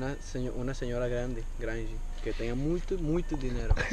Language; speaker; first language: Portuguese; non-native, learner; Nepali